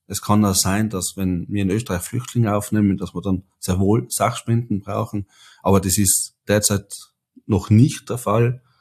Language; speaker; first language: German; native; German